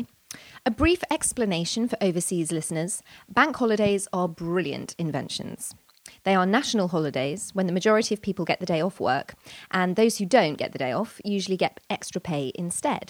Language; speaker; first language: English; native; English